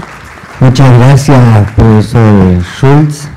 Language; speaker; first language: Spanish; native; Spanish